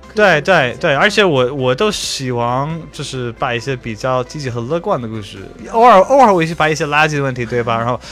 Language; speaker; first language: Chinese; non-native, fluent; English